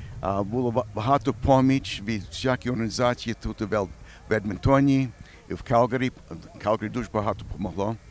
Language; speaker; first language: Ukrainian; early bilingual, heritage; Ukrainian